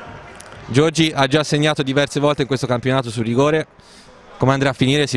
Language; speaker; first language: Italian; native; Italian